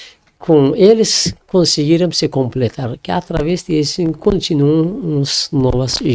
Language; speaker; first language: Portuguese; non-native, learner; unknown